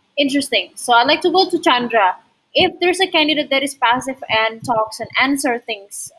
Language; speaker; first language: English; non-native, fluent; Indonesian